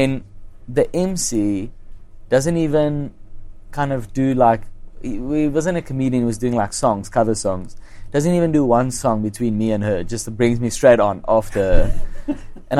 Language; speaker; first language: English; non-native, local second language; Afrikaans